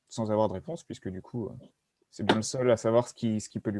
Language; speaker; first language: French; native; French